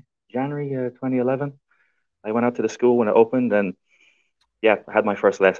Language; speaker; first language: English; native; English